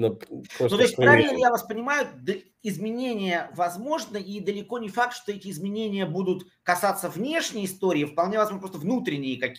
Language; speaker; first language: Russian; native; Russian